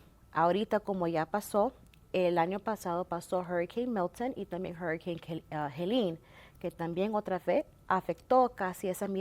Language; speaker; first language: Spanish; early bilingual, heritage; Spanish